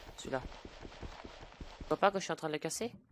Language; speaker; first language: French; native; French